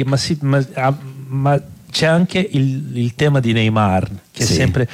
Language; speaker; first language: Italian; non-native, fluent; Portuguese